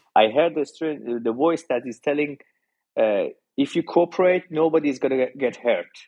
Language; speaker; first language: English; non-native, fluent; Persian